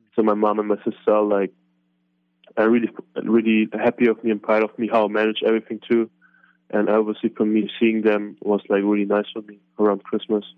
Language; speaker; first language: English; non-native, fluent; German